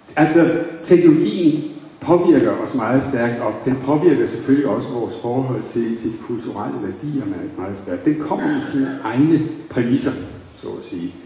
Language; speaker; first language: Danish; native; Danish